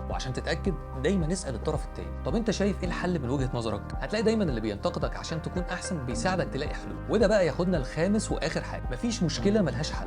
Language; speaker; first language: Arabic; native; Arabic